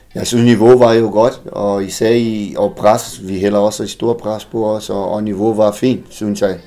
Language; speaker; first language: Danish; non-native, fluent; Portuguese